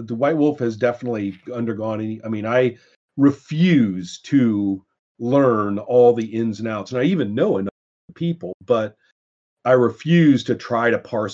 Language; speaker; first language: English; native; English